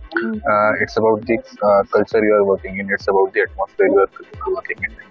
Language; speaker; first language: English; non-native, local second language; Hindi